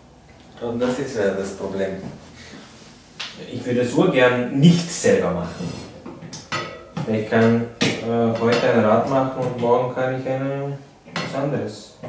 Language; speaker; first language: German; non-native, fluent; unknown